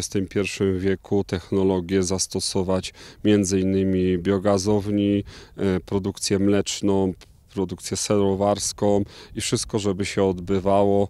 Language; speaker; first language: Polish; native; Polish